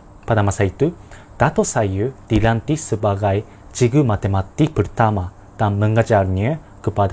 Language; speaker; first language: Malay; non-native, learner; Japanese